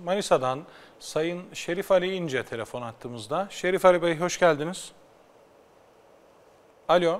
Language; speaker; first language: Turkish; native; Turkish